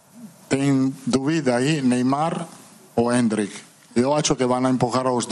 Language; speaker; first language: Portuguese; non-native, fluent; Italian